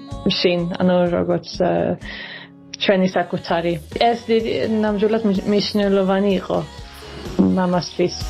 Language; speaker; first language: Georgian; early bilingual, heritage; Georgian